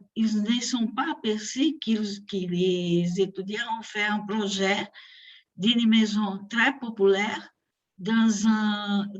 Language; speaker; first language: French; non-native, fluent; Portuguese